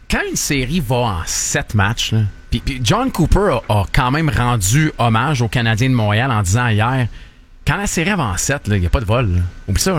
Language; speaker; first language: French; native; French